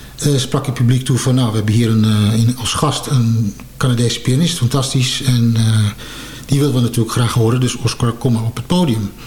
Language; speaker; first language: Dutch; native; Dutch